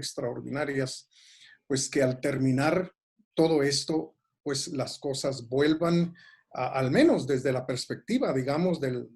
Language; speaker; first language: Spanish; native; Spanish